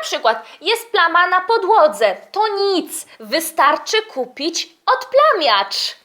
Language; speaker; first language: Polish; early bilingual, heritage; Polish